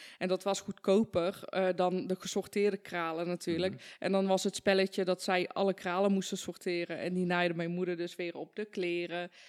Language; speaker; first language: Dutch; early bilingual, other home language; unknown